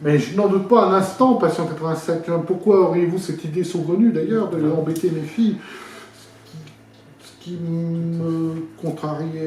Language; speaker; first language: French; native; French